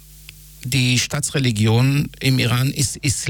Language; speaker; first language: German; non-native, fluent; Hebrew